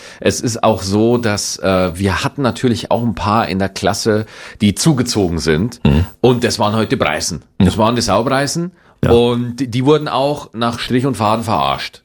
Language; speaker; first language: German; native; German